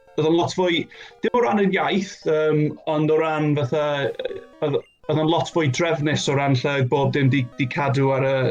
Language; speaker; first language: Welsh; non-native, local second language; English